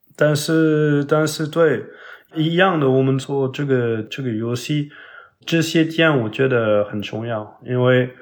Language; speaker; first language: Chinese; non-native, learner; French